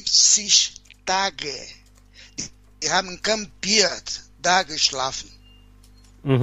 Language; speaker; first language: German; non-native, fluent; Portuguese